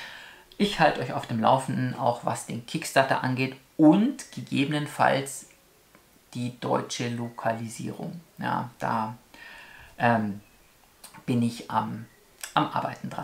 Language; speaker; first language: German; native; German